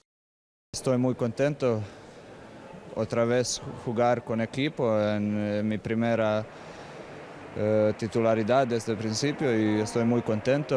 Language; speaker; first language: Spanish; non-native, learner; Croatian